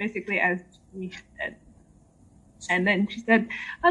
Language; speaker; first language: English; native; English